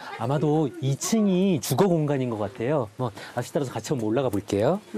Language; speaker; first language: Korean; native; Korean